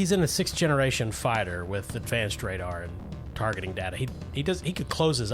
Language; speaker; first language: English; native; English